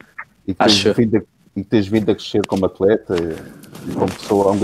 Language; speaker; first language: Portuguese; native; Portuguese